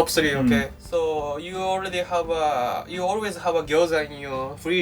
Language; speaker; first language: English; non-native, learner; Japanese